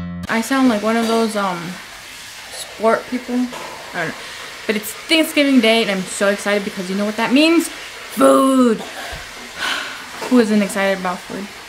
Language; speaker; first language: English; early bilingual, other home language; Spanish